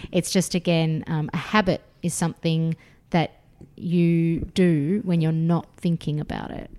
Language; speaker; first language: English; early bilingual, other home language; Russian